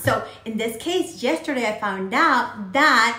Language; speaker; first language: English; native; English